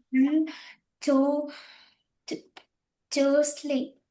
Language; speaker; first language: English; non-native, learner; Vietnamese